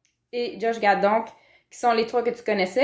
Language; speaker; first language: French; native; French